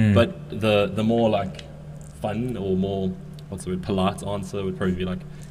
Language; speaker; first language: English; native; English